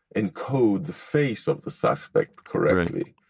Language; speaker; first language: English; non-native, fluent; Hebrew